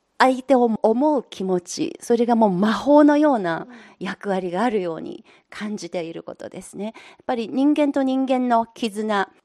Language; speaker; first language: Japanese; non-native, fluent; Chinese